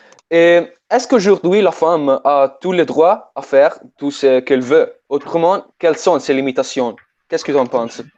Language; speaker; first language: French; non-native, fluent; Italian